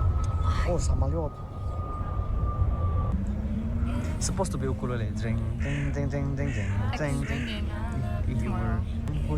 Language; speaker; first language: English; non-native, learner; Indonesian